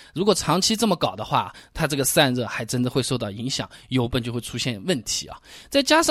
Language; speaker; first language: Chinese; native; Chinese